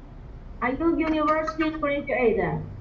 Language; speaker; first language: English; non-native, learner; Chinese